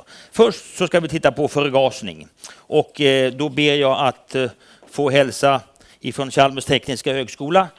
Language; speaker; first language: Swedish; native; Swedish